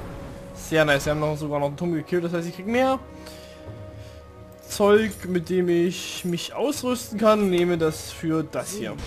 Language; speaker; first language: German; native; German